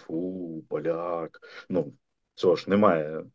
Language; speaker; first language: Ukrainian; native; Ukrainian